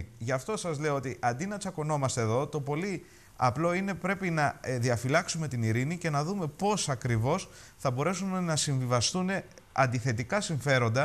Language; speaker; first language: Greek; native; Greek